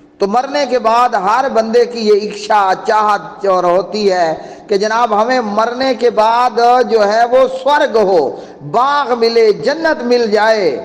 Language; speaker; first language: Urdu; non-native, local second language; Saraiki